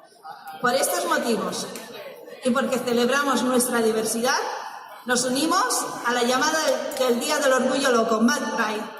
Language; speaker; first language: Spanish; native; Spanish